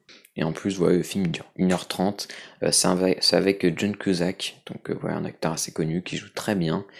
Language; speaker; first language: French; native; French